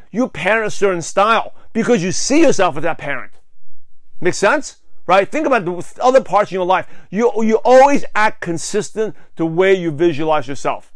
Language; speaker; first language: English; native; English